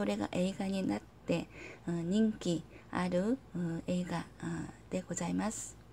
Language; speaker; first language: Japanese; non-native, learner; Korean